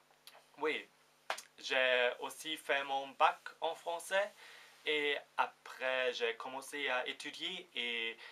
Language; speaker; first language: French; non-native, fluent; German